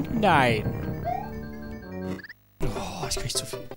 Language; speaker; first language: German; native; German